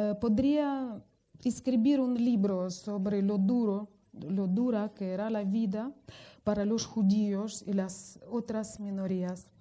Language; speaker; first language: Spanish; non-native, fluent; Russian